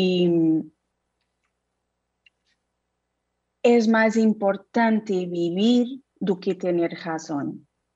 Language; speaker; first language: Spanish; non-native, fluent; Portuguese